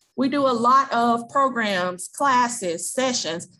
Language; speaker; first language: English; native; English